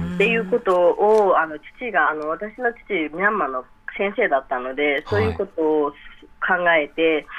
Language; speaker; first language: Japanese; early bilingual, other home language; Rohingya